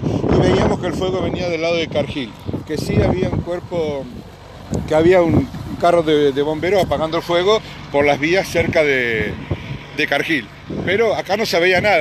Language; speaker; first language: Spanish; native; Spanish